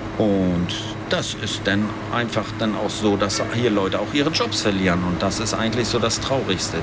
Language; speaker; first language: German; native; German